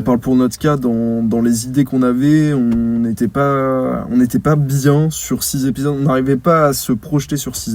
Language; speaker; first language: French; native; French